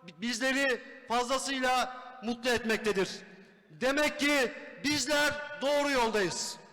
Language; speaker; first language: Turkish; native; Turkish